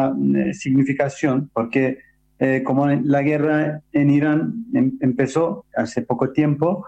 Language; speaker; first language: Spanish; non-native, fluent; Turkish